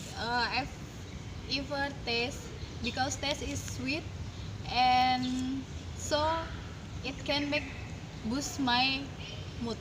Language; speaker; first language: English; non-native, learner; Indonesian